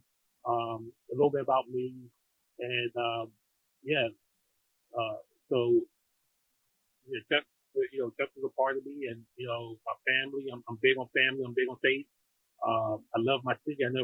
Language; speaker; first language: English; native; English